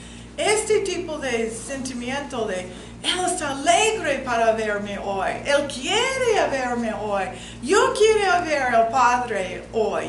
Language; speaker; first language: Spanish; non-native, fluent; English